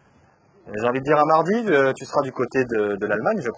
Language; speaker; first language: French; native; French